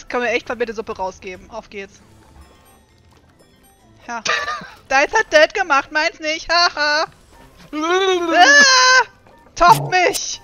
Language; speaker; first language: German; native; German